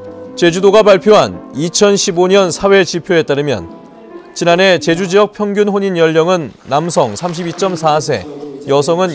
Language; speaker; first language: Korean; native; Korean